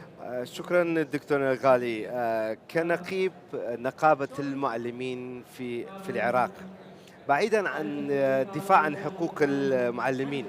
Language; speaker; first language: Arabic; non-native, local second language; Kurdish